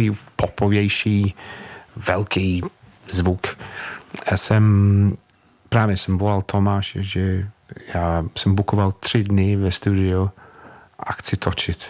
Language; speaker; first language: Czech; non-native, fluent; English